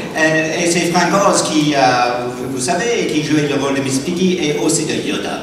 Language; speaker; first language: French; non-native, learner; English